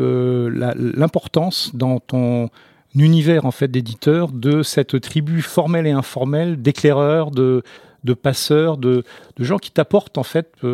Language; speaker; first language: French; native; French